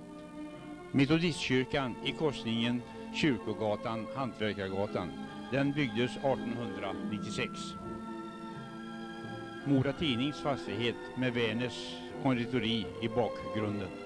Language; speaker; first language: Swedish; native; Swedish